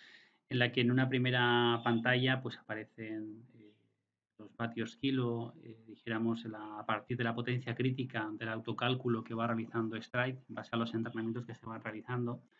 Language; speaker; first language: Spanish; native; Spanish